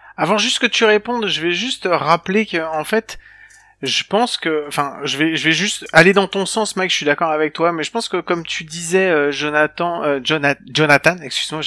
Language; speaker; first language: French; native; French